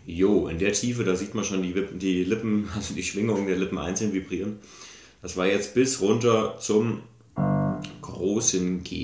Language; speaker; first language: German; native; German